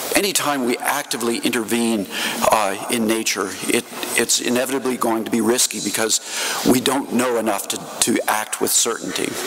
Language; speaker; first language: English; native; English